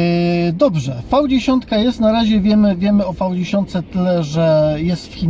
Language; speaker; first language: Polish; native; Polish